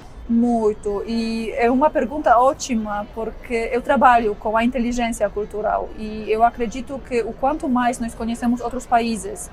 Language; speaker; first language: Portuguese; non-native, fluent; Polish